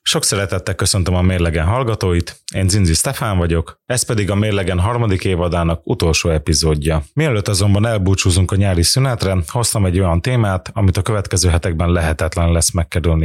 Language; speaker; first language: Hungarian; native; Hungarian